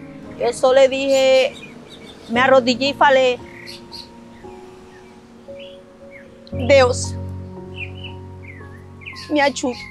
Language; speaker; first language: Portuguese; non-native, learner; Spanish